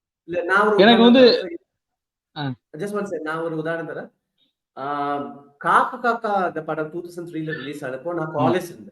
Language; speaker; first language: Tamil; early bilingual, heritage; Tamil